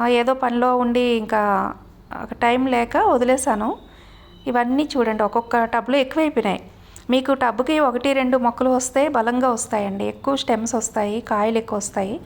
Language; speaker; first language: Telugu; native; Telugu